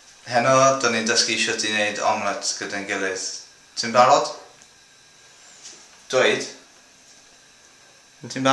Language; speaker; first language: Welsh; non-native, local second language; English